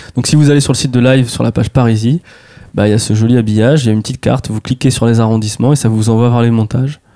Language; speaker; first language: French; native; French